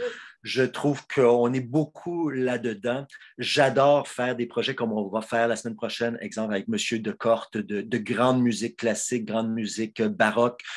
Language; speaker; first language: French; native; French